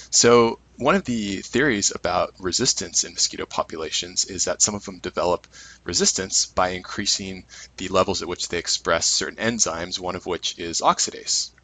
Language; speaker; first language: English; native; English